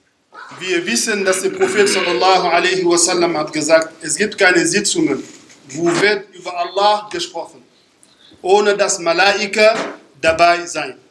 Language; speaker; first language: German; non-native, fluent; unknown